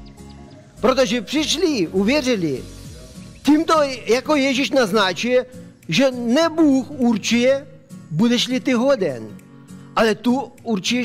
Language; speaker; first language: Czech; non-native, fluent; Russian